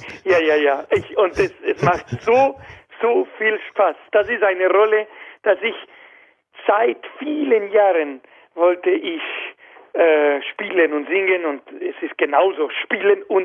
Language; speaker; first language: German; non-native, learner; Spanish